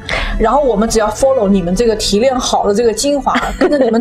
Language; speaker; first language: Chinese; native; Chinese